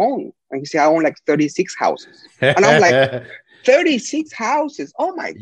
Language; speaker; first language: English; non-native, fluent; Spanish